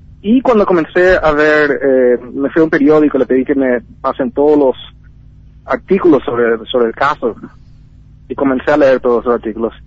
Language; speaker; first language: Spanish; early bilingual, heritage; Spanish